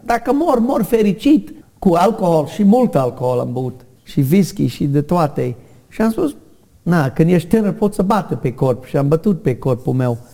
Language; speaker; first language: Romanian; non-native, learner; English